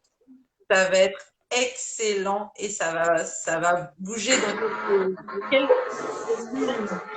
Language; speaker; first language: French; native; French